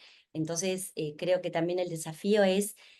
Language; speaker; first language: Spanish; native; Spanish